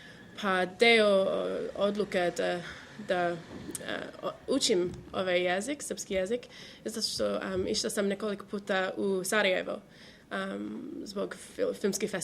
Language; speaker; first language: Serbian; non-native, learner; English